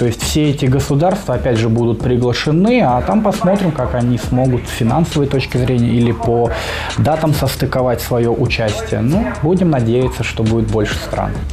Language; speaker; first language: Russian; native; Russian